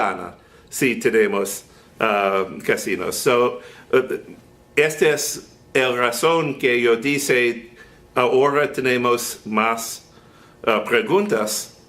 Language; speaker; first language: Spanish; non-native, learner; English